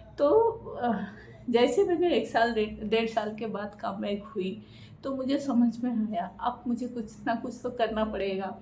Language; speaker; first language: Hindi; non-native, local second language; Bangla